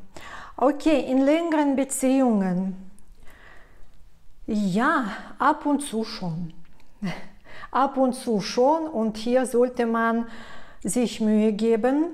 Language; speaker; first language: German; non-native, fluent; Russian